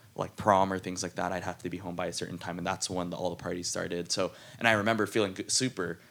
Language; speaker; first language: English; native; English